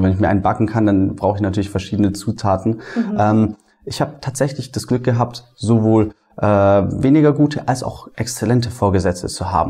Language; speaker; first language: German; native; German